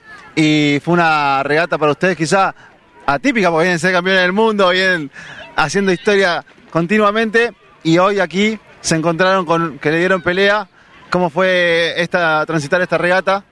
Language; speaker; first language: Spanish; native; Spanish